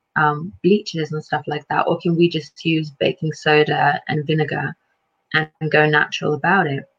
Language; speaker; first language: English; early bilingual, other home language; Lithuanian